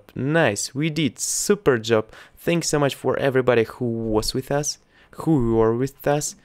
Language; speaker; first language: English; non-native, learner; Russian